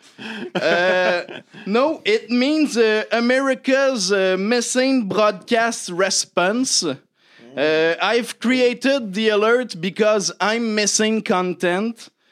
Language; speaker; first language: English; non-native, fluent; French